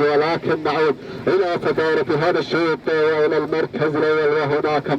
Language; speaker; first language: Arabic; native; Arabic